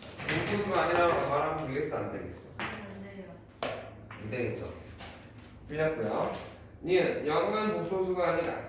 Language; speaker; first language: Korean; native; Korean